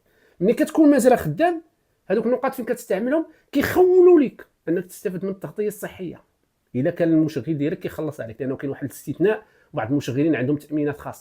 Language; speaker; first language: Arabic; native; Arabic